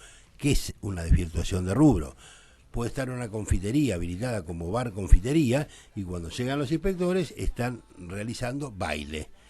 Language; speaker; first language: Spanish; native; Spanish